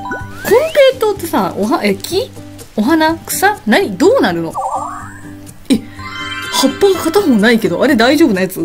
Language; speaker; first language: Japanese; native; Japanese